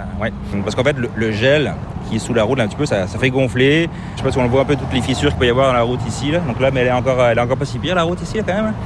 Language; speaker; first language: French; native; French